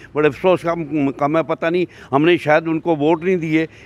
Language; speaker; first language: Hindi; native; Hindi